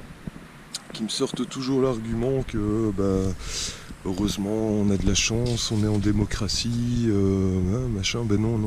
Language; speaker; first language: French; native; French